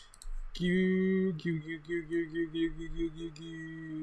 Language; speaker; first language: Japanese; non-native, learner; English